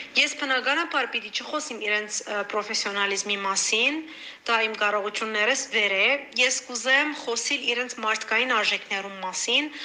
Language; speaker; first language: Armenian; native; Armenian